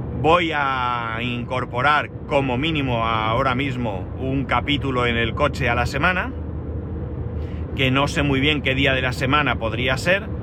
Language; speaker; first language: Spanish; native; Spanish